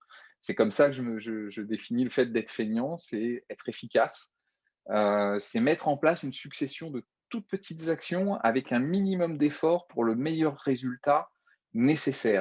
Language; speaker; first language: French; native; French